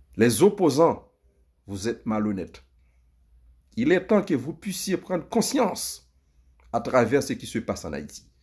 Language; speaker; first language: French; native; French